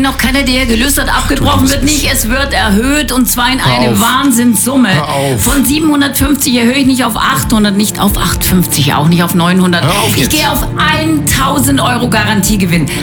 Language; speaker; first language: German; native; German